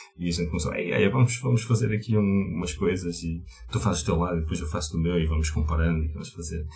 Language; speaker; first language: Portuguese; native; Portuguese